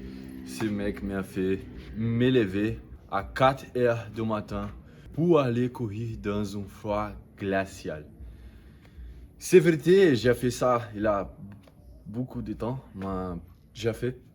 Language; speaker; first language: French; non-native, learner; Portuguese